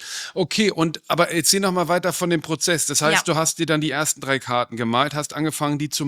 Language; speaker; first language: German; native; German